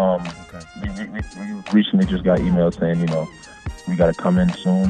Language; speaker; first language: English; native; English